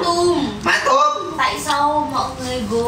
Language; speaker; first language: Vietnamese; non-native, learner; Indonesian